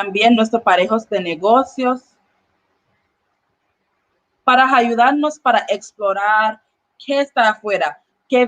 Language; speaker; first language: Spanish; non-native, learner; English